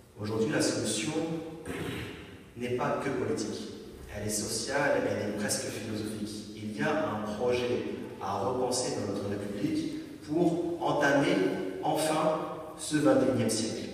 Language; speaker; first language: French; native; French